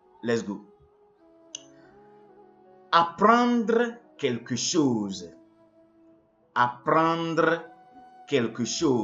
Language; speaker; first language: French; non-native, fluent; English